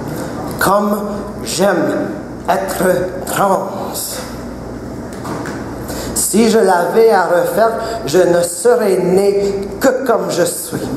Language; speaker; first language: French; non-native, local second language; English